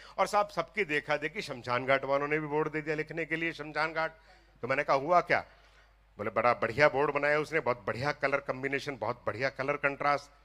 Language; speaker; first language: Hindi; non-native, local second language; Punjabi